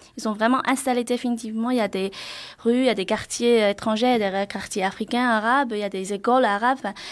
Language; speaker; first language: French; non-native, fluent; Chinese